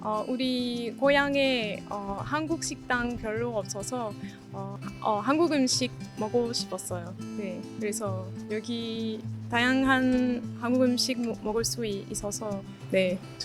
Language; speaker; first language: Korean; non-native, learner; French